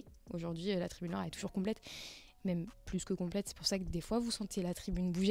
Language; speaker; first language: French; native; French